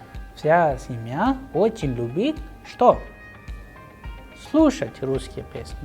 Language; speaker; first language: Russian; non-native, fluent; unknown